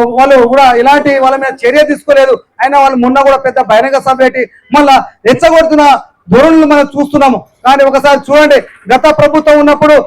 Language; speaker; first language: Telugu; non-native, local second language; Lambadi